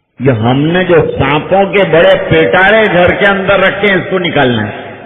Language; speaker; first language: Urdu; non-native, local second language; Gujarati